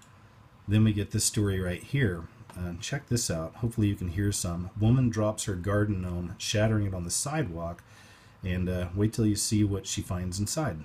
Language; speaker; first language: English; native; English